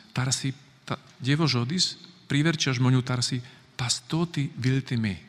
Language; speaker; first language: Lithuanian; non-native, learner; Slovak